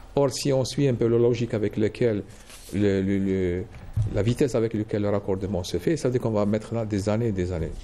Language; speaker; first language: French; non-native, local second language; Arabic